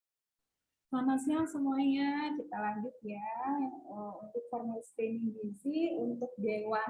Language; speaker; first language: Indonesian; native; Indonesian